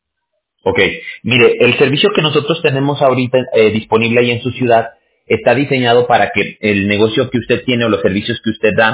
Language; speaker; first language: Spanish; native; Spanish